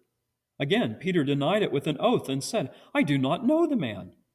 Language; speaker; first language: English; native; English